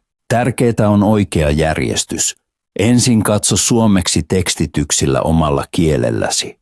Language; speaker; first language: Finnish; non-native, fluent; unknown